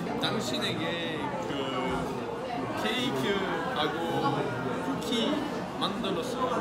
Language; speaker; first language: Korean; non-native, learner; French